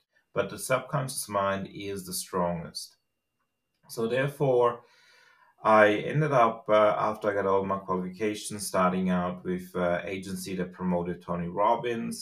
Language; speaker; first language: English; non-native, fluent; Swiss German